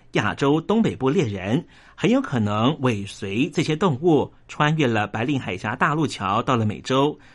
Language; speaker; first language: Chinese; non-native, local second language; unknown